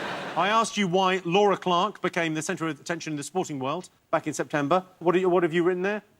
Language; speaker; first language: English; native; English